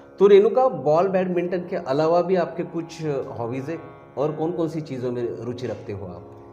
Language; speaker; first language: Hindi; non-native, local second language; Marathi